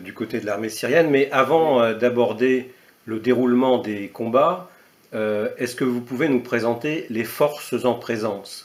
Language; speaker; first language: French; native; French